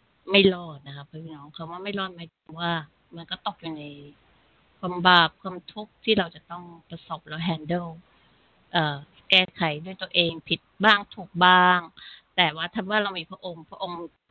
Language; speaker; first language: Thai; native; Thai